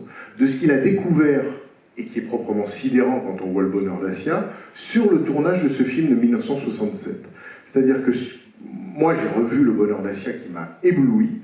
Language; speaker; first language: French; native; French